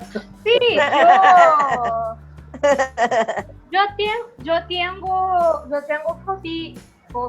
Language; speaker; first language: Spanish; non-native, learner; Portuguese